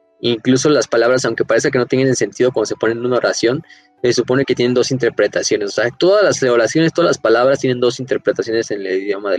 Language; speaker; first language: Spanish; native; Spanish